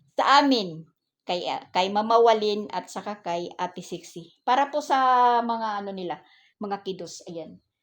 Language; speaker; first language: Filipino; native; Filipino